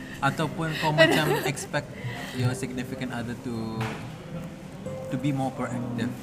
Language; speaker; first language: English; non-native, local second language; Malay